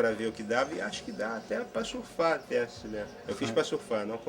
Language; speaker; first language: Portuguese; native; Portuguese